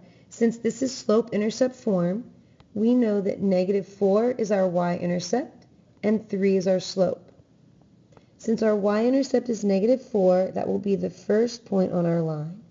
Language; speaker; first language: English; native; English